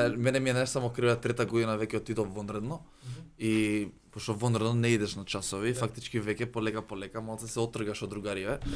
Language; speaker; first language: Macedonian; native; Macedonian